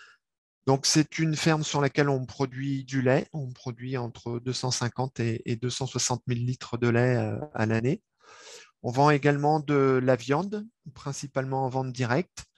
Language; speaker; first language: French; native; French